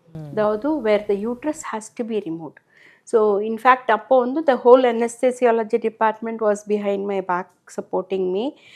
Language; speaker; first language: Tamil; native; Tamil